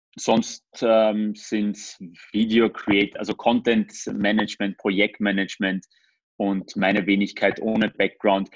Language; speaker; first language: German; early bilingual, other home language; Armenian